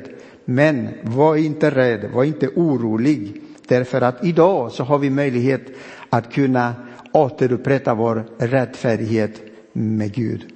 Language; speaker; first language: Swedish; non-native, fluent; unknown